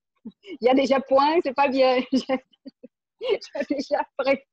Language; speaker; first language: French; non-native, learner; Portuguese